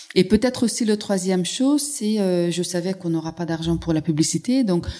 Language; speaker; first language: French; non-native, fluent; Hungarian